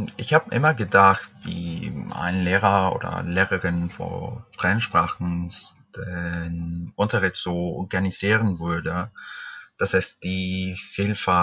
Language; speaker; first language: German; non-native, fluent; Spanish